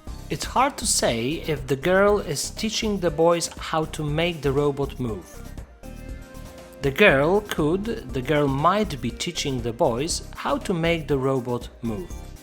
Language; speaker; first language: English; non-native, fluent; Polish